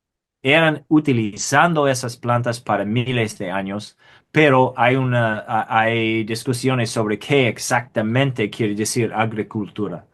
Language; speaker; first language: Spanish; non-native, fluent; English